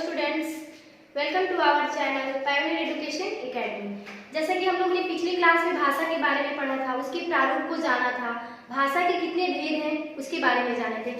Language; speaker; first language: Hindi; native; Hindi